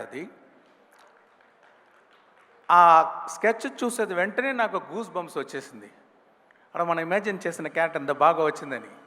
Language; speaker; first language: Telugu; non-native, local second language; Tamil